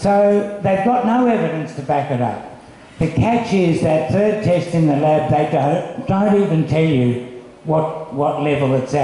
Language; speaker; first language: English; native; English